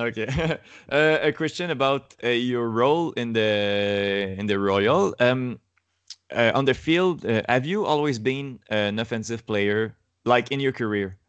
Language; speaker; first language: English; non-native, learner; French